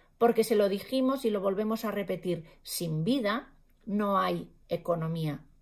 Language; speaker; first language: Spanish; non-native, local second language; Catalan